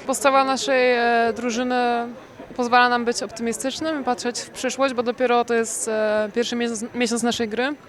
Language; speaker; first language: Polish; non-native, fluent; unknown